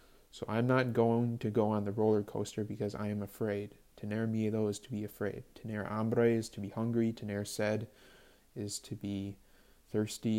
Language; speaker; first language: English; native; English